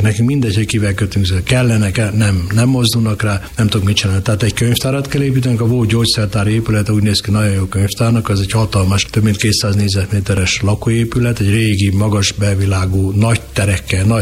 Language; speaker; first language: Hungarian; native; Hungarian